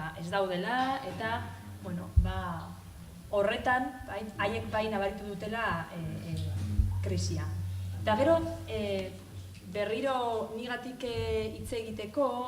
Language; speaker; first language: Basque; non-native, local second language; Spanish